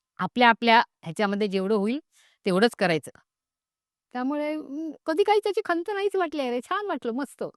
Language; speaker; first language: Marathi; non-native, local second language; Konkani